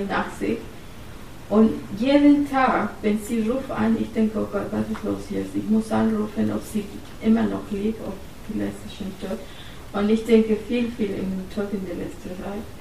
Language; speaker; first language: German; non-native, learner; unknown